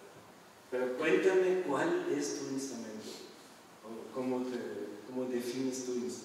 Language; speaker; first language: Spanish; non-native, fluent; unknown